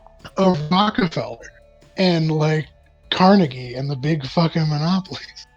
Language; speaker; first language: English; native; English